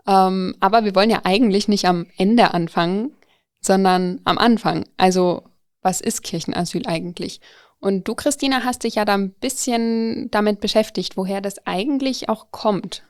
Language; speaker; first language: German; native; German